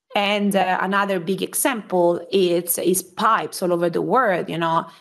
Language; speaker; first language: English; non-native, fluent; Italian